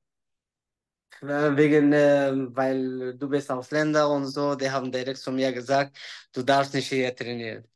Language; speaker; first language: German; non-native, learner; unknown